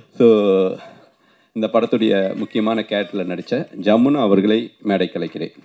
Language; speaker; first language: Tamil; native; Tamil